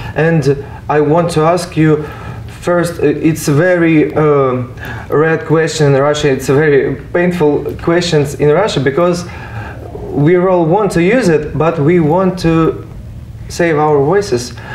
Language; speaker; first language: English; non-native, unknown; Russian